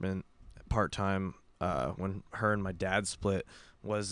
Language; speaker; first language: English; native; English